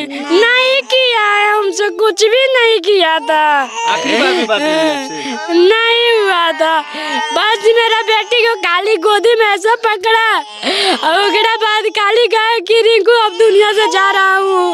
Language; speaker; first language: Hindi; non-native, local second language; Bhojpuri